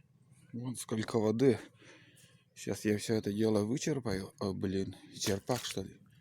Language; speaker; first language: Russian; native; Russian